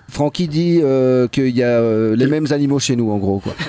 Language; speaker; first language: French; native; French